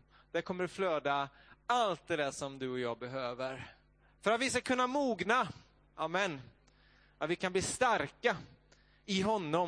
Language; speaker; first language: Swedish; native; Swedish